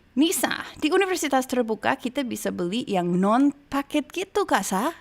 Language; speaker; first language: Indonesian; non-native, fluent; English